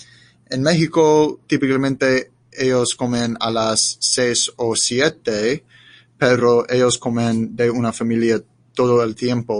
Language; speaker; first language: Spanish; non-native, learner; English